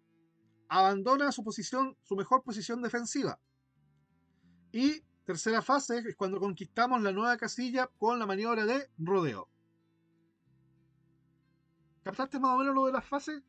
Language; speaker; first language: Spanish; native; Spanish